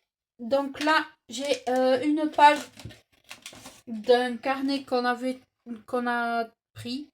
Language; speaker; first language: French; native; French